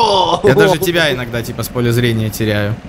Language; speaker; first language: Russian; native; Russian